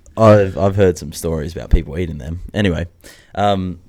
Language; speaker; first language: English; native; English